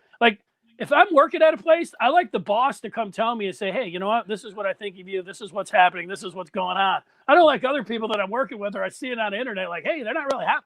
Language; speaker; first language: English; native; English